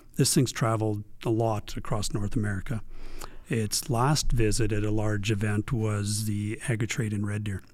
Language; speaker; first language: English; native; English